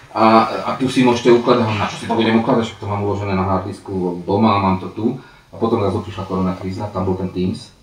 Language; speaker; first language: Slovak; non-native, local second language; Hungarian